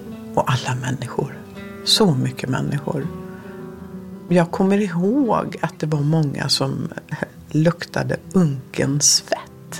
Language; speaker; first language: Swedish; early bilingual, other home language; Danish